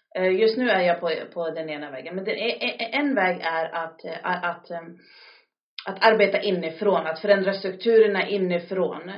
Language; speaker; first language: Swedish; early bilingual, other home language; Arabic